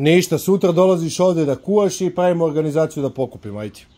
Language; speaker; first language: Croatian; native; Croatian